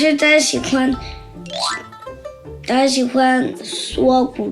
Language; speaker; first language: Chinese; non-native, learner; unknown